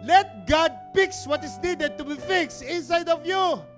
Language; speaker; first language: English; non-native, local second language; Filipino